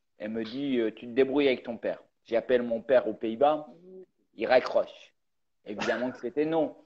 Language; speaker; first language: French; early bilingual, other home language; Persian